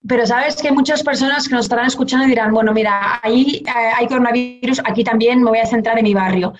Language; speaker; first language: Spanish; early bilingual, heritage; Portuguese